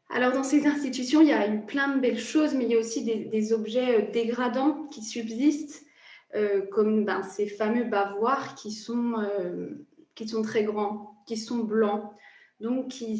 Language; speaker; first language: French; native; French